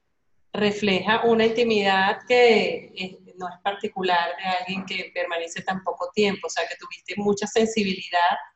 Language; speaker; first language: Spanish; native; Spanish